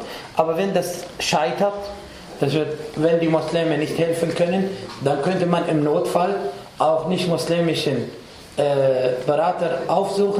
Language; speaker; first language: German; non-native, fluent; Arabic